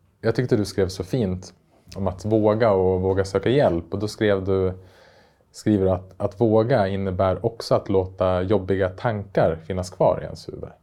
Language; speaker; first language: Swedish; native; Swedish